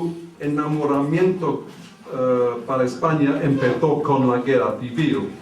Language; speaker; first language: Spanish; early bilingual, heritage; English